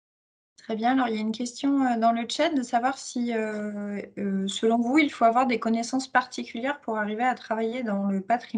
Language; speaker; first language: French; native; French